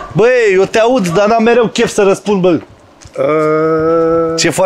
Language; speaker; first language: Romanian; native; Romanian